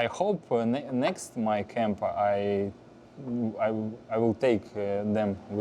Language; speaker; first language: English; non-native, learner; Russian